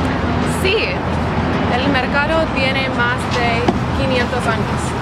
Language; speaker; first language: Spanish; non-native, learner; English